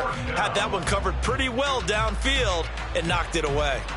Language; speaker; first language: English; native; English